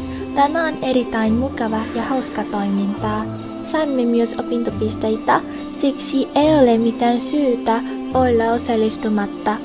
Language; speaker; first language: Finnish; non-native, learner; Vietnamese